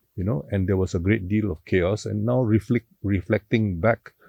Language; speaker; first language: English; non-native, local second language; Tamil